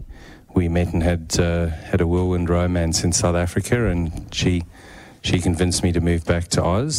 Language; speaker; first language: English; native; English